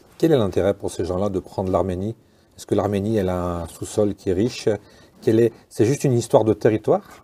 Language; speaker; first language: French; native; French